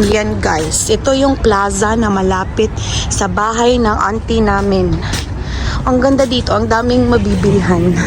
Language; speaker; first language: Filipino; native; Filipino